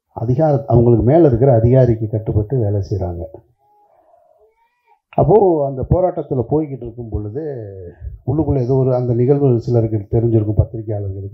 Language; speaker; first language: Tamil; native; Tamil